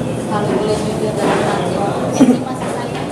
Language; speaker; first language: Indonesian; native; Indonesian